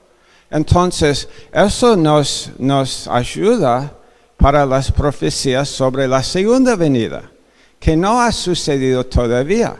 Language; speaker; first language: Spanish; non-native, fluent; English